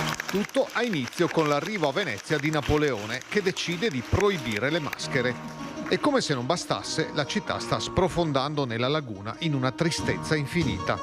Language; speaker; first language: Italian; native; Italian